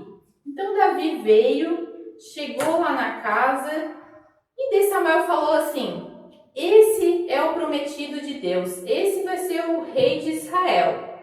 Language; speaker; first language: Portuguese; native; Portuguese